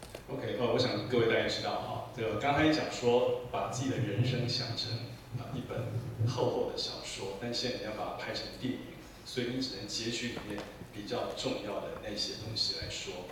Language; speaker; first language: Chinese; native; Chinese